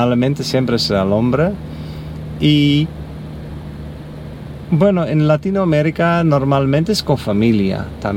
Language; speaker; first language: Spanish; non-native, learner; English